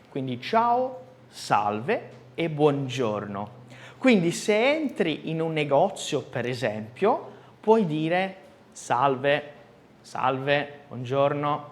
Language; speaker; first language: Italian; non-native, fluent; Portuguese